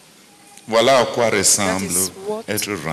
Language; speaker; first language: French; non-native, local second language; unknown